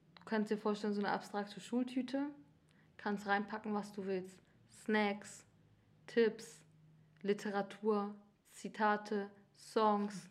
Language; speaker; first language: German; early bilingual, other home language; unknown